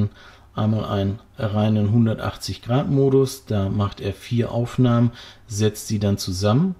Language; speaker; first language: German; native; German